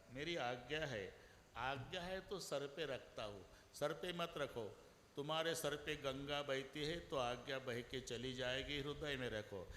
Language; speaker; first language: Hindi; non-native, local second language; Marathi